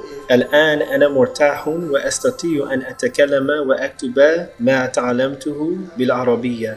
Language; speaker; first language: Arabic; non-native, fluent; English